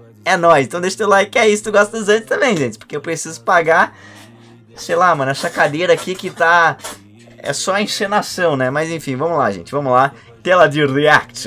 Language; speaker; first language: Portuguese; native; Portuguese